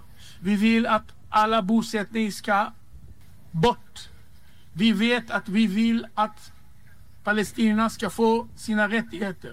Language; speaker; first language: Swedish; non-native, fluent; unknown